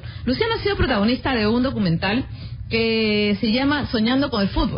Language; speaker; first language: Spanish; native; Spanish